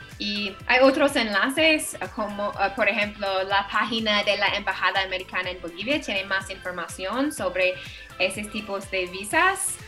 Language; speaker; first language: Spanish; non-native, fluent; English